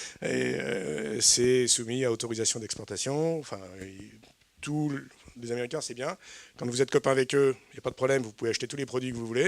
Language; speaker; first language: French; native; French